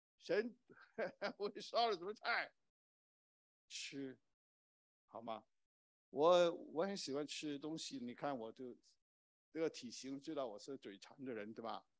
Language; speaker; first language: Chinese; non-native, local second language; Cantonese